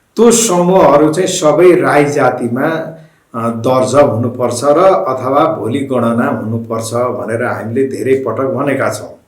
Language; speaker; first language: Nepali; non-native, local second language; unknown